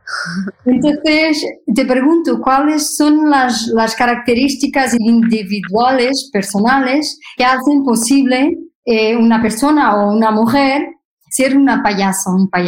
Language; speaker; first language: Spanish; non-native, fluent; Portuguese